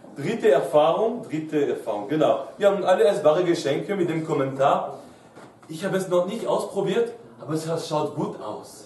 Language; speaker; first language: German; non-native, fluent; French